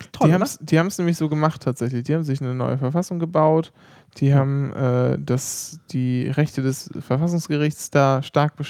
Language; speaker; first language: German; native; German